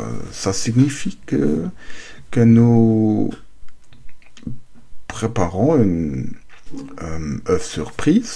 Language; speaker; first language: French; non-native, learner; German